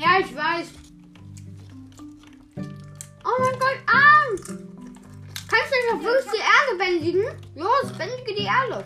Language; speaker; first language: German; native; German